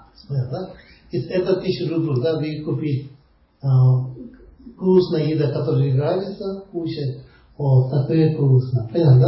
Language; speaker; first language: Russian; non-native, learner; Tibetan